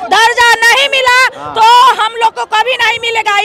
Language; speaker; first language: Hindi; native; Hindi